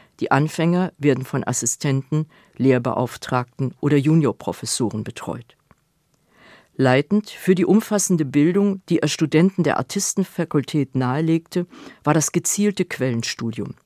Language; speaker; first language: German; native; German